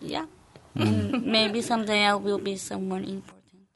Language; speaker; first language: English; non-native, fluent; Spanish